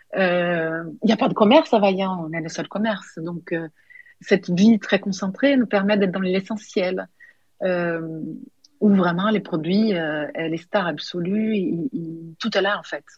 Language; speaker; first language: French; non-native, fluent; Portuguese